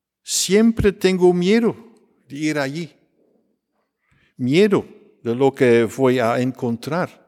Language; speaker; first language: Spanish; non-native, fluent; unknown